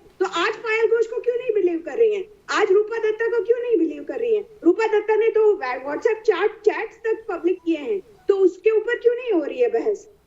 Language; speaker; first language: Hindi; non-native, local second language; Marathi